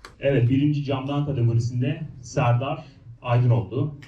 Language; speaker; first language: Turkish; native; Turkish